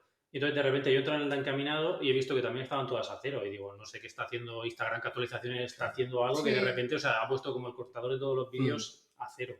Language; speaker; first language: Spanish; native; Spanish